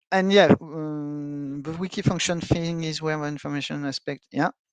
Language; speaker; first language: English; non-native, fluent; French